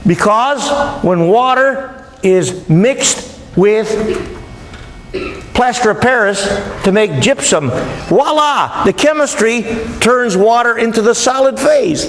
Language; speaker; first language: English; native; English